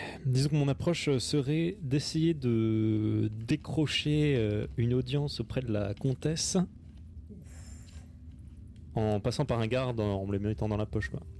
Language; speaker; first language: French; native; French